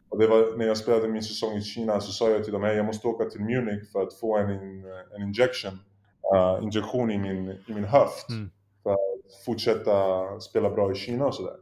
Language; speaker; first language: Swedish; early bilingual, other home language; Polish